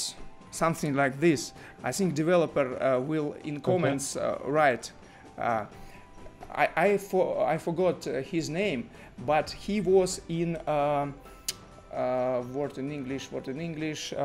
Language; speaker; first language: English; non-native, learner; Russian